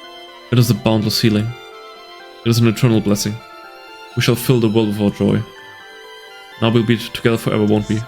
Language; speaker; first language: English; native; English